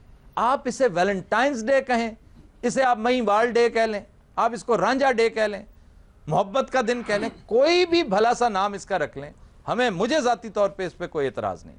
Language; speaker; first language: Urdu; native; Urdu